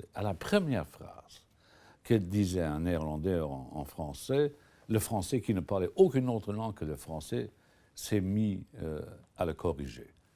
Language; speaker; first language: French; non-native, local second language; Luxembourgish